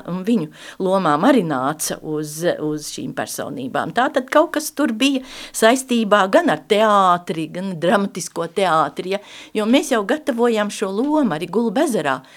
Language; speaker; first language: Latvian; native; Latvian